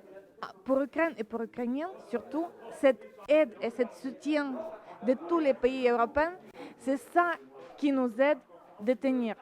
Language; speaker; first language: French; non-native, fluent; Ukrainian